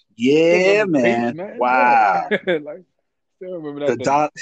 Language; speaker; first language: English; non-native, local second language; Igbo